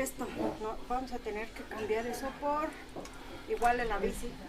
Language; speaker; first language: Spanish; native; Spanish